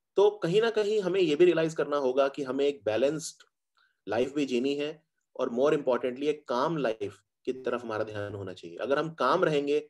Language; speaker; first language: Hindi; native; Hindi